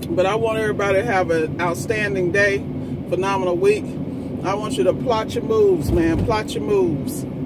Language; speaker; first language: English; native; English